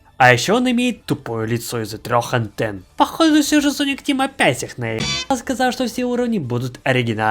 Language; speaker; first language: Russian; native; Russian